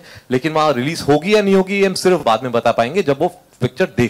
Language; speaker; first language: Hindi; native; Hindi